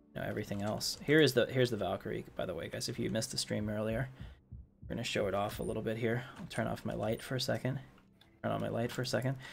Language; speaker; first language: English; native; English